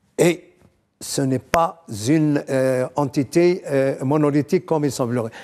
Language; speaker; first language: French; non-native, local second language; Arabic